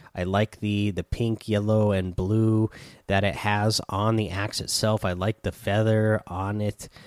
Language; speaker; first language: English; native; English